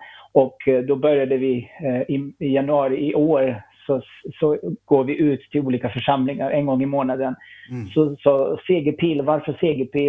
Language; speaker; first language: Swedish; non-native, fluent; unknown